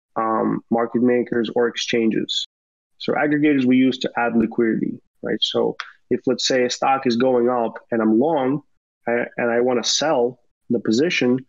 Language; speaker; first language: English; early bilingual, other home language; Romanian